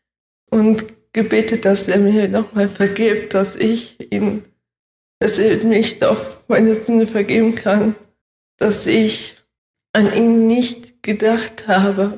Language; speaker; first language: German; early bilingual, other home language; Russian